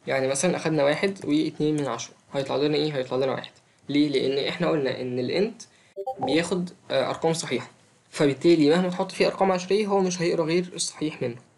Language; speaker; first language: Arabic; native; Arabic